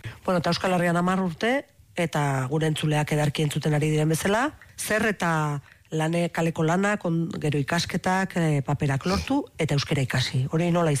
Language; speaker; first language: Basque; native; Basque